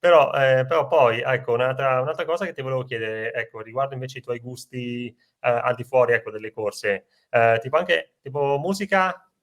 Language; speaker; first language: Italian; native; Italian